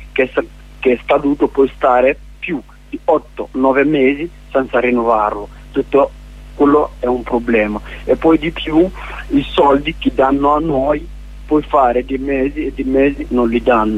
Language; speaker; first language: Italian; non-native, learner; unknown